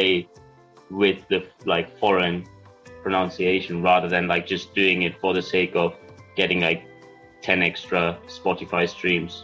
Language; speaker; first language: English; non-native, fluent; German